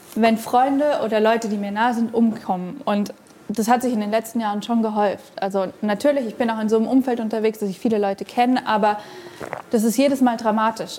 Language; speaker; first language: German; native; German